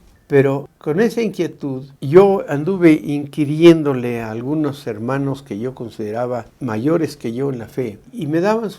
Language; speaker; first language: Spanish; native; Spanish